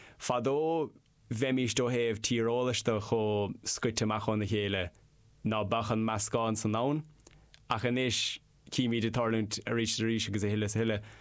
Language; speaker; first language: Irish; non-native, local second language; English